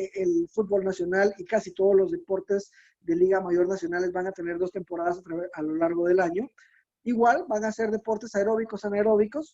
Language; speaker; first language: Spanish; native; Spanish